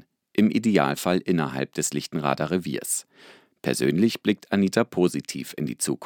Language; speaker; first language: German; native; German